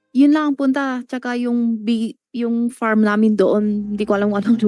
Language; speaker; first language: Filipino; non-native, learner; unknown